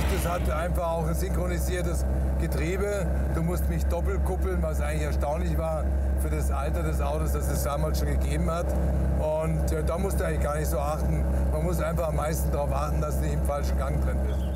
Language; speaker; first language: German; native; German